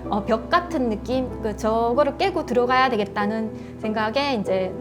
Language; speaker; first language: Korean; native; Korean